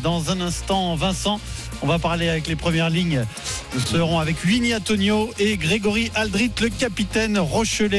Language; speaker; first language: French; native; French